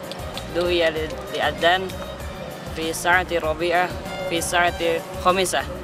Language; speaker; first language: Arabic; non-native, learner; Indonesian